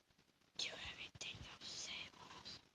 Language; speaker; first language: English; native; English